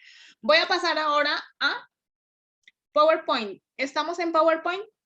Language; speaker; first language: Spanish; native; Spanish